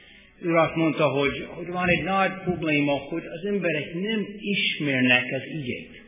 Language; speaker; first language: Hungarian; non-native, fluent; English